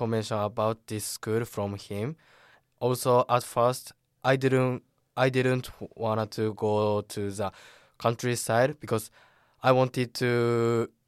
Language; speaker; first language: English; non-native, fluent; Japanese